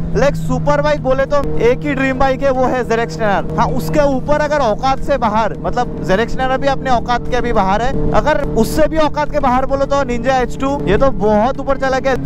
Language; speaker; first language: Hindi; non-native, local second language; Assamese